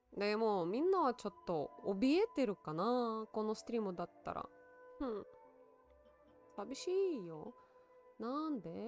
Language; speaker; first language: Japanese; non-native, learner; Russian